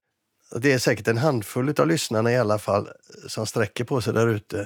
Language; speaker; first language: Swedish; native; Swedish